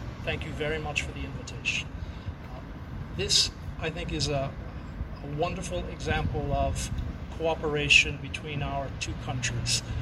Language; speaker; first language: English; native; English